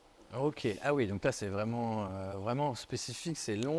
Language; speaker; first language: French; native; French